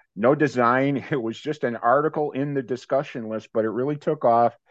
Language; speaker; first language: English; native; English